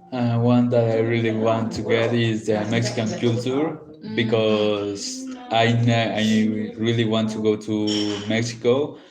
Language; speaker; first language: English; non-native, learner; Spanish